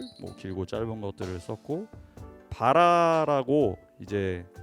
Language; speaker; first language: Korean; native; Korean